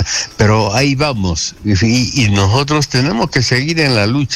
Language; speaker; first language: Spanish; native; Spanish